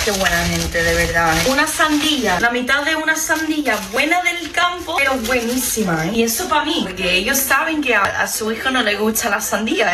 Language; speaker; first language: Spanish; non-native, fluent; English